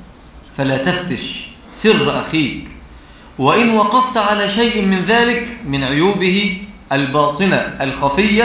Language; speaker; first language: Arabic; native; Arabic